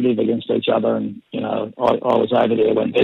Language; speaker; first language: English; native; English